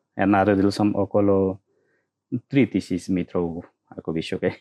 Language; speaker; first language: Slovak; non-native, learner; Nepali